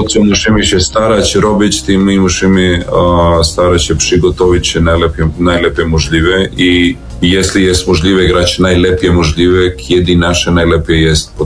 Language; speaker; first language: Polish; non-native, learner; Serbian